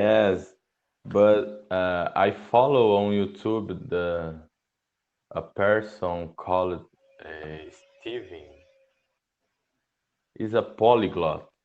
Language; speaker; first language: English; non-native, learner; Portuguese